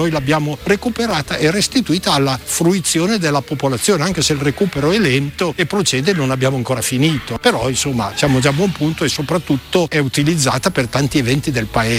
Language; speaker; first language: Italian; native; Italian